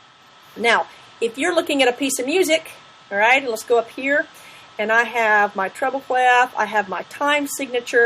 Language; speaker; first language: English; native; English